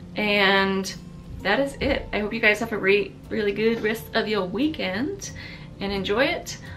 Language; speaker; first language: English; early bilingual, other home language; Italian